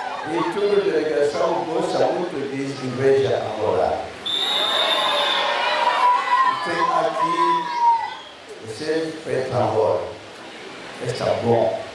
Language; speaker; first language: Portuguese; non-native, learner; Lingala